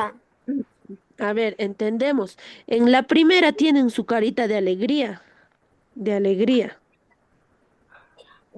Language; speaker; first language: Spanish; native; Spanish